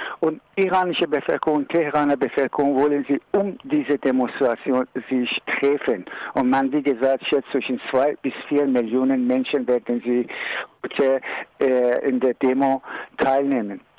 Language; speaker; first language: German; non-native, learner; Persian